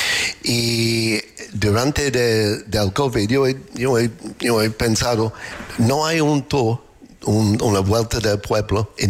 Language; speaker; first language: Spanish; non-native, learner; English